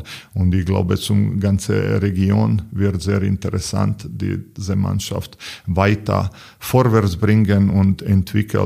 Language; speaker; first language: German; non-native, learner; Serbian